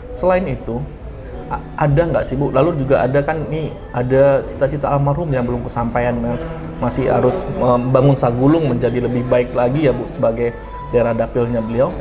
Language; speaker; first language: Indonesian; native; Indonesian